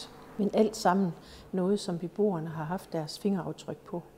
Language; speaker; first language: Danish; native; Danish